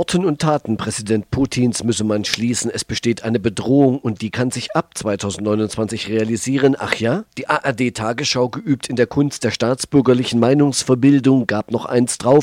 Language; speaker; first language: German; native; German